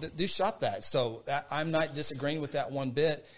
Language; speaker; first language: English; native; English